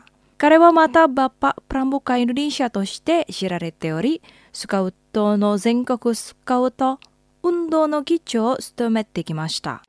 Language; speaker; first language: Japanese; non-native, fluent; Indonesian